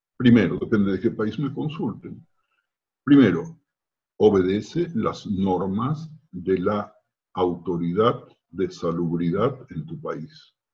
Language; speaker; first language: Spanish; native; Spanish